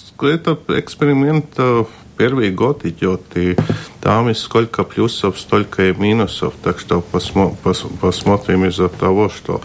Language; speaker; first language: Russian; non-native, local second language; Latvian